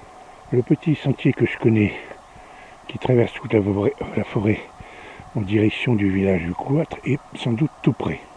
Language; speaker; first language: French; native; French